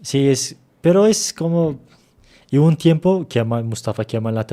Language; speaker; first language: Spanish; non-native, learner; Turkish